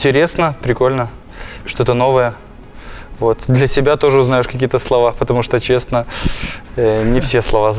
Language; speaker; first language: Russian; native; Russian